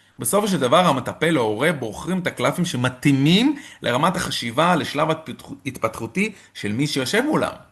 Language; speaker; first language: Hebrew; non-native, fluent; English